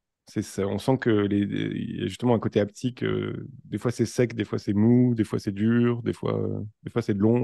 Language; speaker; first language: French; native; French